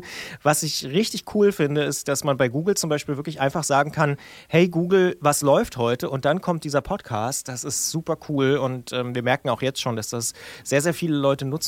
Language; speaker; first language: German; native; German